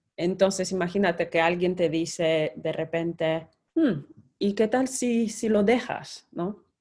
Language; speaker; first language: Spanish; non-native, fluent; Polish